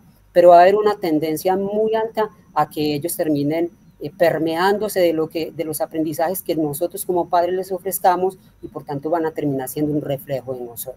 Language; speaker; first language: Spanish; native; Spanish